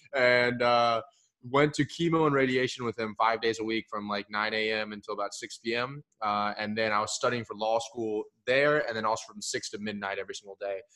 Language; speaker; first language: English; early bilingual, other home language; Hindi